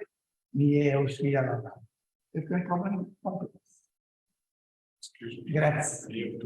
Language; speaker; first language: French; non-native, learner; Italian